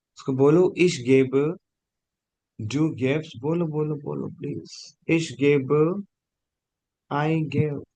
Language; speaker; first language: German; non-native, fluent; Hindi